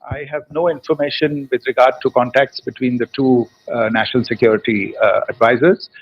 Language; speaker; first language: English; non-native, local second language; Hindi